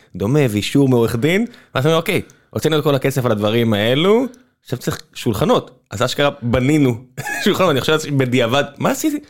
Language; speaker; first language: Hebrew; native; Hebrew